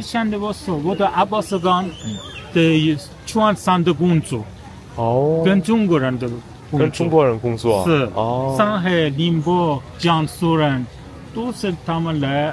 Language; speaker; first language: Chinese; non-native, learner; Persian